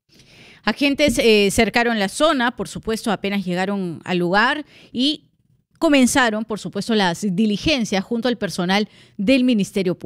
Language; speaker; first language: Spanish; native; Spanish